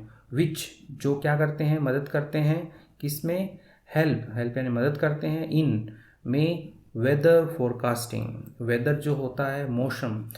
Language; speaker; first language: Hindi; native; Hindi